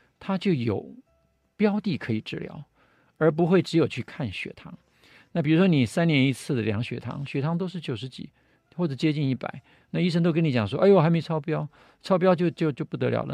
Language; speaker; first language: Chinese; native; Chinese